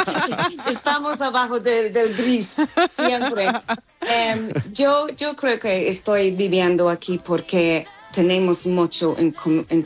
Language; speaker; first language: Spanish; non-native, fluent; English